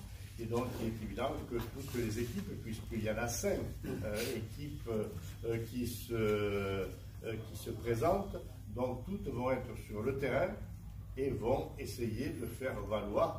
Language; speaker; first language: French; native; French